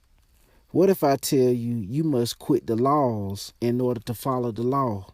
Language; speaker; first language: English; native; English